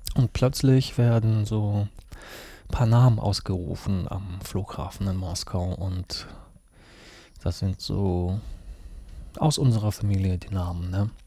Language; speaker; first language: German; early bilingual, other home language; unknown